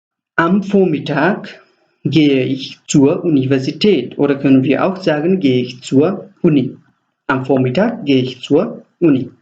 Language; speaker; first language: German; non-native, fluent; Nepali